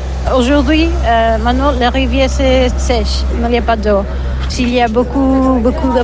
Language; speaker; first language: French; non-native, learner; Catalan